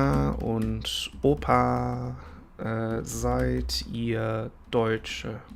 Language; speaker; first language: German; non-native, learner; English